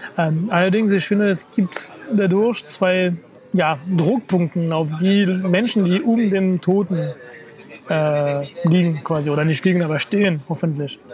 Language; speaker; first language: German; non-native, fluent; French